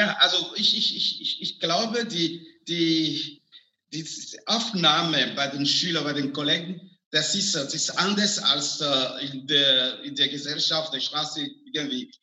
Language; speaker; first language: German; non-native, fluent; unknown